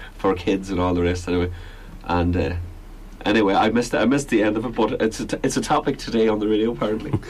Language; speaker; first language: English; native; English